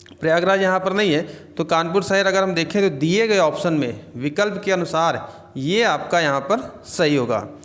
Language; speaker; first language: Hindi; native; Hindi